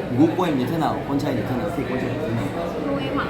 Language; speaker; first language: Vietnamese; non-native, learner; Korean